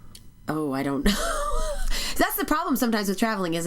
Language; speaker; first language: English; native; English